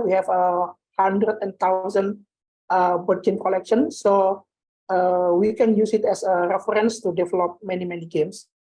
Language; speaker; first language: English; non-native, learner; Indonesian